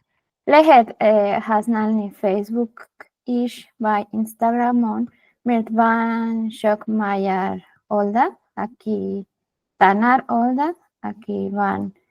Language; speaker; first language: Hungarian; non-native, learner; Spanish